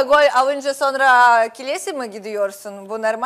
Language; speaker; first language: Turkish; non-native, learner; Russian